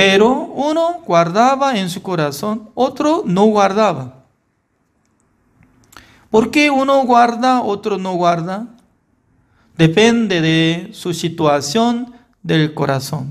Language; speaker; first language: Spanish; non-native, fluent; Korean